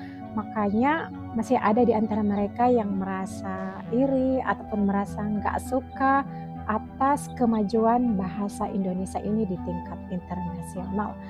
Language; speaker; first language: Indonesian; native; Indonesian